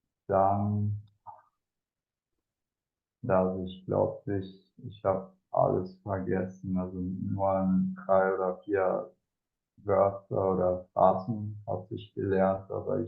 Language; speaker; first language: German; non-native, fluent; Spanish